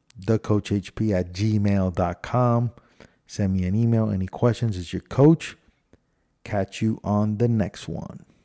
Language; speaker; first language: English; early bilingual, other home language; Spanish